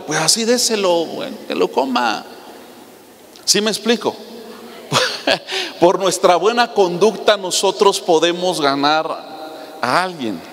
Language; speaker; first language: Spanish; native; Spanish